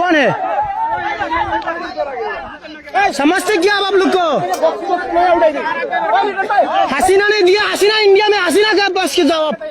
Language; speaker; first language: Hindi; non-native, learner; Bangla